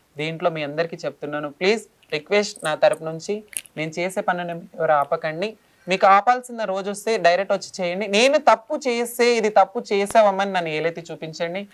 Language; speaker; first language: Telugu; non-native, local second language; Lambadi